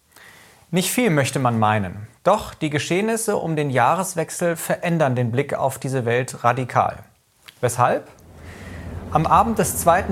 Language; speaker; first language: German; native; German